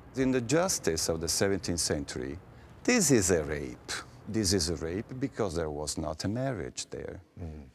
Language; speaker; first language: English; non-native, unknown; Italian